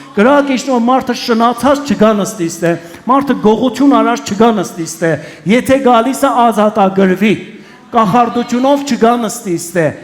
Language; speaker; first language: Armenian; early bilingual, heritage; Armenian